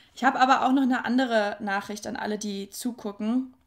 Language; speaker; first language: German; native; German